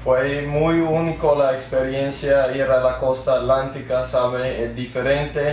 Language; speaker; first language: Spanish; early bilingual, heritage; English